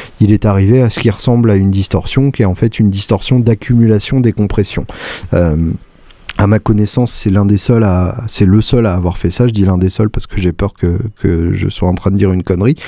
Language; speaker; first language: French; native; French